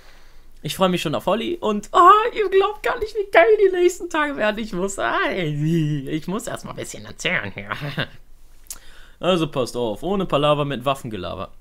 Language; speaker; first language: German; native; German